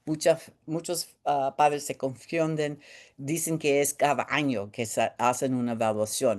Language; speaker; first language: Spanish; early bilingual, heritage; Spanish